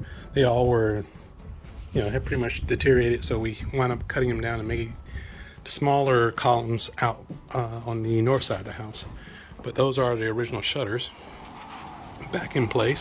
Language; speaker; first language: English; native; English